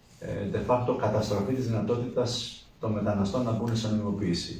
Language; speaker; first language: Greek; native; Greek